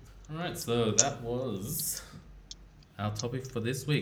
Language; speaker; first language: English; early bilingual, other home language; Japanese